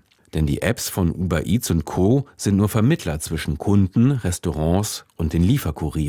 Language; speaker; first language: German; native; German